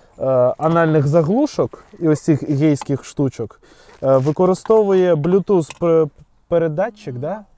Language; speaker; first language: Ukrainian; non-native, local second language; Russian